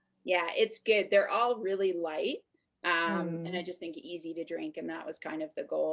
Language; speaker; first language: English; native; English